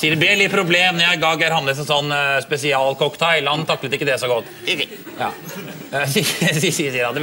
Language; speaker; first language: Norwegian; native; Norwegian